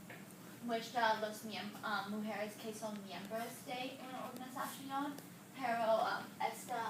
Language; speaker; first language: Spanish; non-native, learner; English